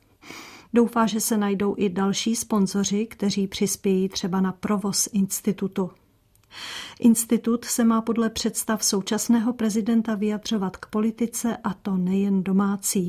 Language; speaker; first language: Czech; native; Czech